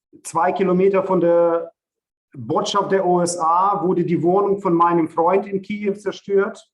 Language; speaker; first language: German; non-native, fluent; Ukrainian